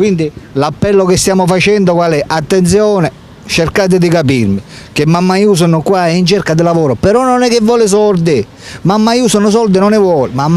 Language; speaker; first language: Italian; native; Italian